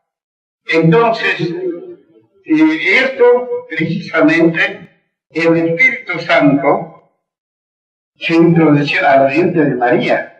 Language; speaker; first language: Spanish; non-native, local second language; Quechua